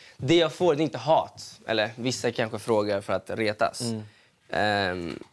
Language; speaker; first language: Swedish; early bilingual, other home language; Spanish